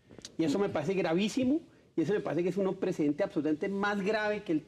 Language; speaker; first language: Spanish; native; Spanish